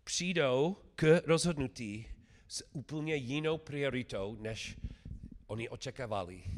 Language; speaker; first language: Czech; non-native, learner; English